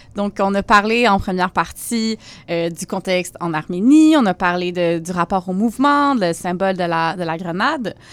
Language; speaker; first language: French; native; French